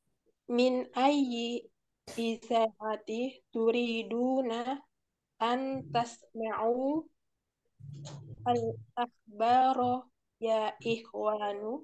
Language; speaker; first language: Arabic; non-native, learner; Indonesian